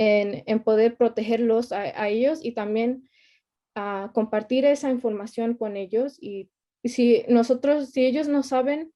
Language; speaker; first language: Spanish; early bilingual, heritage; Spanish